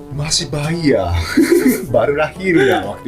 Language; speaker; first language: Indonesian; non-native, fluent; Japanese